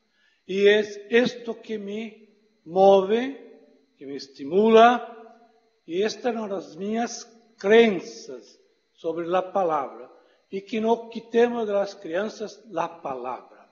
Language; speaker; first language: Portuguese; non-native, fluent; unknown